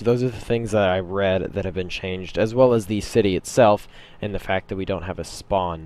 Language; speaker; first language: English; native; English